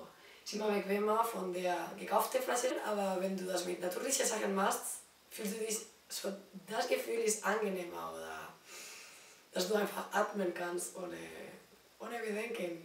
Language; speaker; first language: German; non-native, learner; Spanish